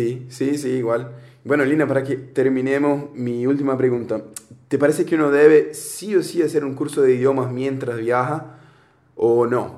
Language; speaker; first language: Spanish; native; Spanish